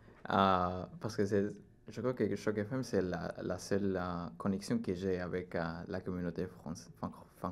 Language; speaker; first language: French; non-native, learner; Spanish